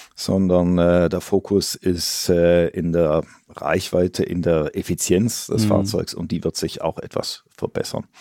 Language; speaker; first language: German; native; German